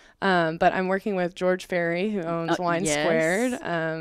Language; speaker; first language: English; native; English